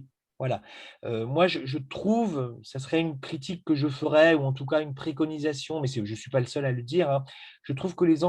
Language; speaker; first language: French; native; French